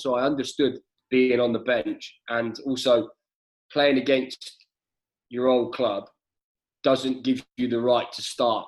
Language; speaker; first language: English; native; English